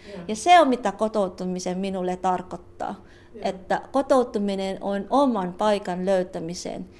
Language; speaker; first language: Finnish; non-native, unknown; Filipino